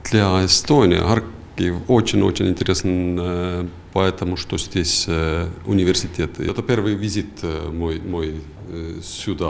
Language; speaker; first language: Russian; non-native, fluent; Estonian